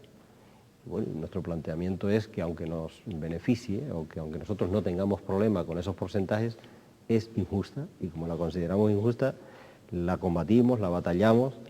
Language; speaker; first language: Spanish; native; Spanish